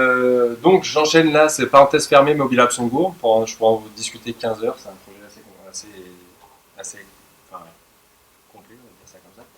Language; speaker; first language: French; native; French